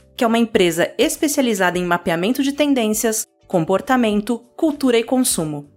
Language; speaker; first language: Portuguese; native; Portuguese